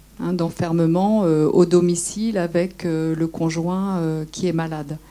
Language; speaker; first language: French; native; French